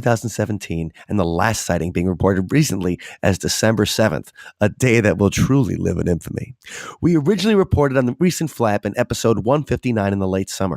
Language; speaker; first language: English; native; English